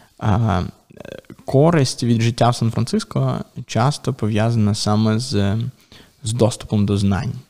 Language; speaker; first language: Ukrainian; native; Ukrainian